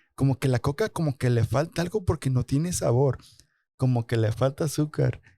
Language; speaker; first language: Spanish; early bilingual, other home language; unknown